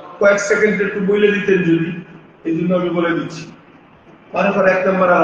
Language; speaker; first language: Bangla; native; Bangla